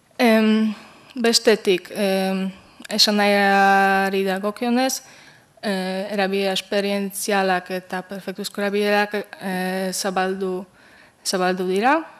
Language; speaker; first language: Basque; non-native, fluent; Polish